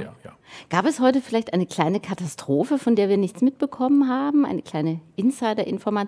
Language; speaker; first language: German; native; German